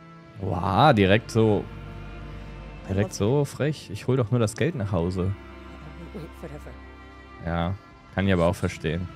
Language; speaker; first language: German; native; German